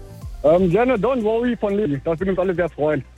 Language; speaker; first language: German; native; German